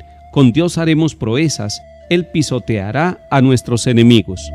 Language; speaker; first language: Spanish; native; Spanish